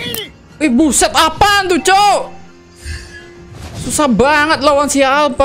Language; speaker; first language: Indonesian; native; Indonesian